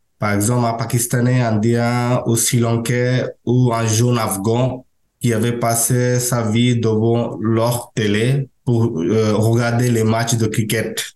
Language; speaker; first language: French; non-native, learner; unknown